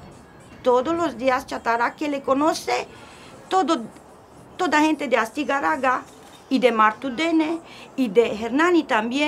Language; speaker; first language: Spanish; non-native, learner; Romanian